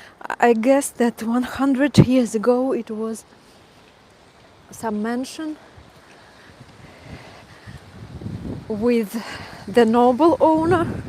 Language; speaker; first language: English; non-native, fluent; Russian